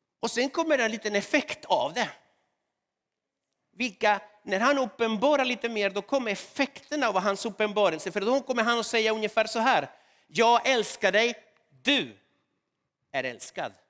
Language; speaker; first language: Swedish; non-native, fluent; Spanish